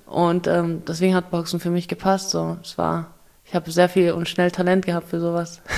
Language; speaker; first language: German; early bilingual, other home language; Russian